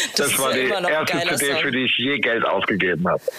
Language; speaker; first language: German; native; German